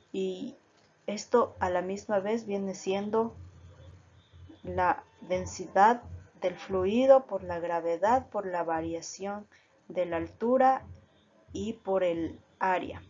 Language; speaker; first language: Spanish; native; Spanish